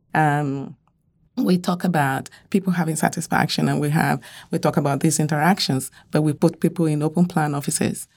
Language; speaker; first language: English; non-native, local second language; Yoruba